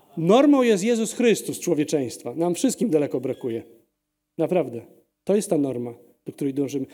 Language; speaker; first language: Polish; early bilingual, heritage; Polish